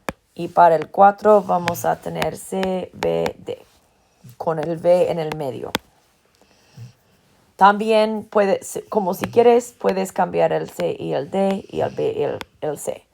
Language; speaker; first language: Spanish; non-native, fluent; English